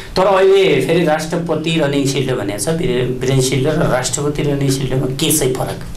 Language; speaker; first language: Nepali; native; Nepali